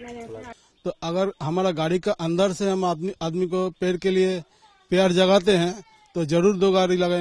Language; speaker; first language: Hindi; non-native, local second language; Bangla